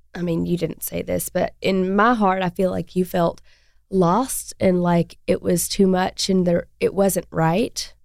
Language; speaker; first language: English; native; English